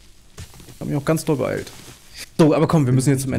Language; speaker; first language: German; native; German